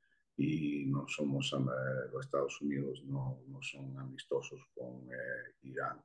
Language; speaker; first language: Spanish; early bilingual, heritage; Spanish